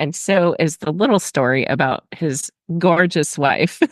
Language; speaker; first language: English; native; English